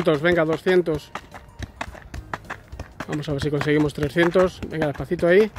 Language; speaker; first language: Spanish; native; Spanish